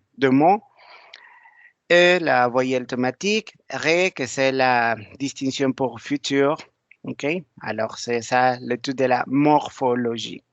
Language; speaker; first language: French; non-native, learner; Spanish